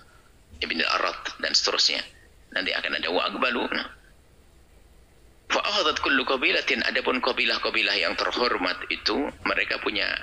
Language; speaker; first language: Indonesian; native; Indonesian